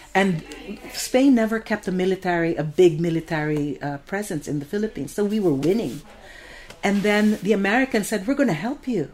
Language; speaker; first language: English; non-native, local second language; Filipino